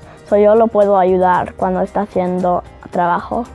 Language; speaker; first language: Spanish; early bilingual, heritage; Spanish